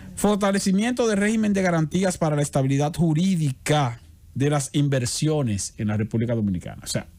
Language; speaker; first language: Spanish; native; Spanish